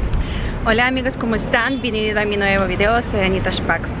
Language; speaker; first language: Spanish; non-native, learner; Russian